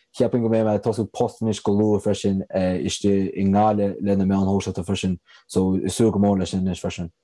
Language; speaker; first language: Irish; native; Irish